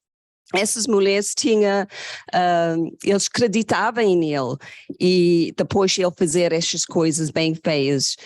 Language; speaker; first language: Portuguese; non-native, fluent; English